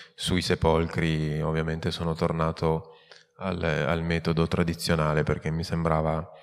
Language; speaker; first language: Italian; native; Italian